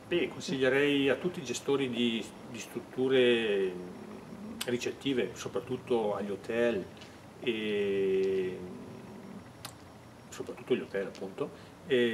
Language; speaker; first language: Italian; native; Italian